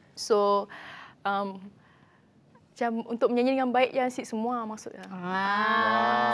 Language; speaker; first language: Malay; native; Malay